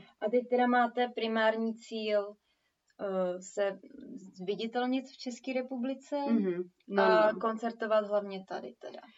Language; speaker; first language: Czech; native; Czech